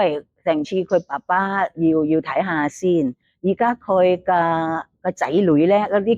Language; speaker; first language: Cantonese; non-native, learner; Thai